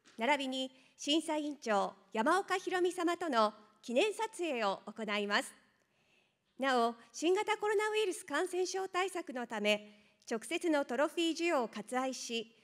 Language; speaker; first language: Japanese; native; Japanese